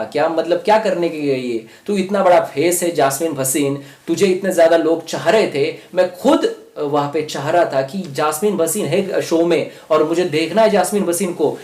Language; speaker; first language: Hindi; non-native, local second language; Marathi